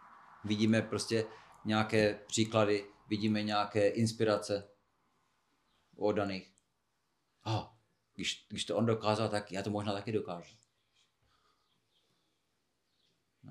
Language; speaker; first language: Czech; non-native, fluent; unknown